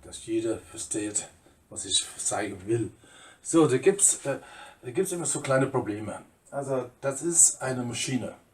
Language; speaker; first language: German; non-native, fluent; English